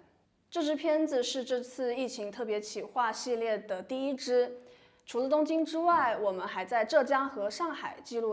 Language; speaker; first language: Chinese; native; Chinese